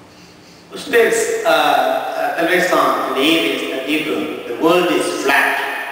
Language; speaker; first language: Spanish; non-native, fluent; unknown